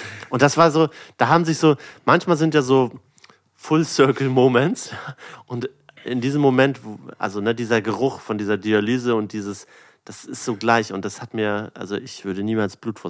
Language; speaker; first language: German; native; German